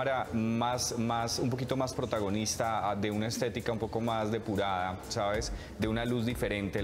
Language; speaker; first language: Spanish; native; Spanish